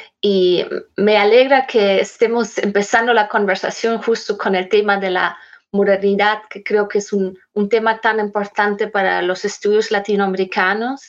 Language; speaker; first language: Spanish; non-native, fluent; German